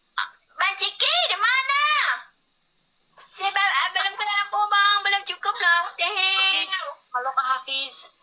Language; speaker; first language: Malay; non-native, learner; Vietnamese